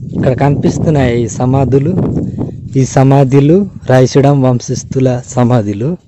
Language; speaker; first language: Telugu; non-native, local second language; Gondi